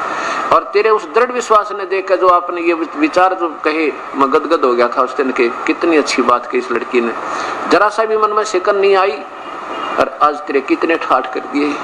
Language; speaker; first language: Hindi; non-native, local second language; Haryanvi